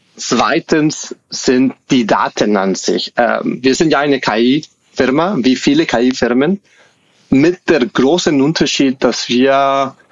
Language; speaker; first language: German; non-native, fluent; Spanish